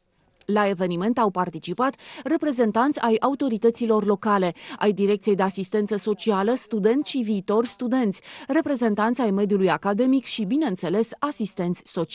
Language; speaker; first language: Romanian; native; Romanian